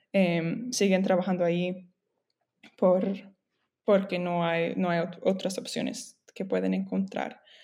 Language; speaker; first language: Spanish; non-native, fluent; English